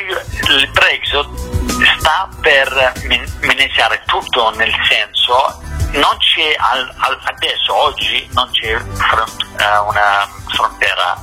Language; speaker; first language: Italian; non-native, fluent; English